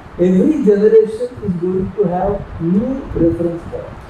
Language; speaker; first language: English; non-native, local second language; Marathi